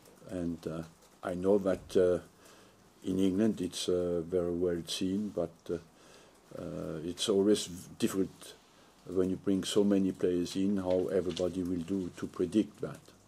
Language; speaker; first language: English; non-native, fluent; French